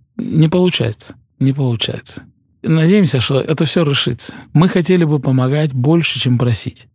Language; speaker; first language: Russian; early bilingual, heritage; Russian